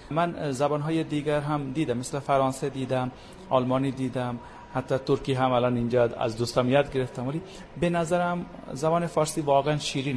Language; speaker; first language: Persian; non-native, fluent; Bangla